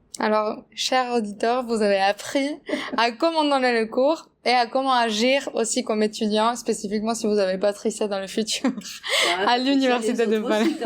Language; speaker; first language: French; non-native, fluent; Spanish